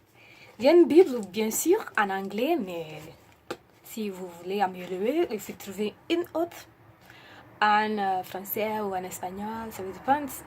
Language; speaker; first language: French; non-native, learner; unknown